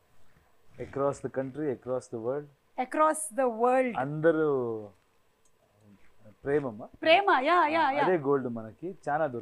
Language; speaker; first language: Telugu; non-native, fluent; Kannada